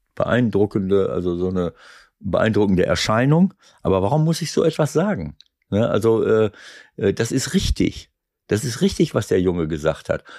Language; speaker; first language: German; native; German